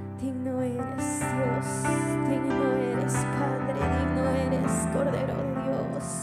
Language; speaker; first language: Spanish; native; Spanish